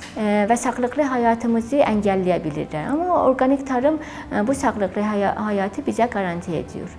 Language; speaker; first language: Turkish; non-native, fluent; Azerbaijani